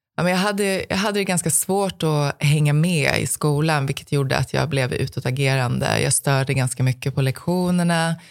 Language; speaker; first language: Swedish; native; Swedish